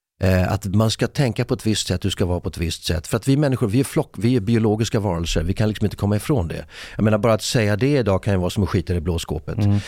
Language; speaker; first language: Swedish; native; Swedish